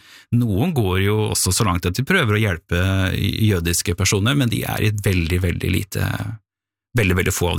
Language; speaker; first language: Norwegian; native; Norwegian